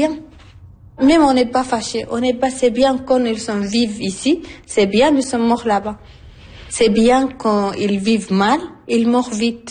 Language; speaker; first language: French; non-native, learner; Arabic